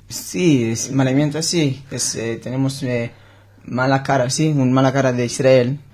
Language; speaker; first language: Spanish; non-native, learner; Hebrew